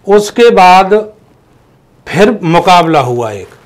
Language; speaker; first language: Hindi; native; Hindi